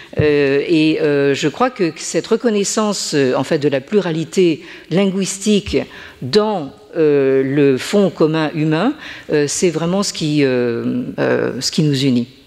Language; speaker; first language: French; native; French